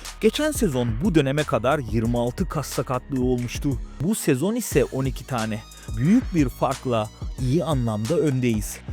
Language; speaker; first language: Turkish; native; Turkish